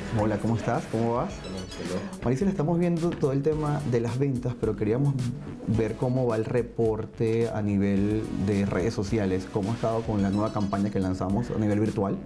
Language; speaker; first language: Spanish; native; Spanish